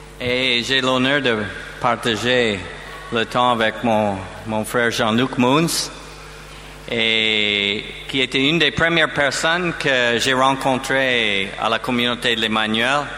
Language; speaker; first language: French; non-native, fluent; English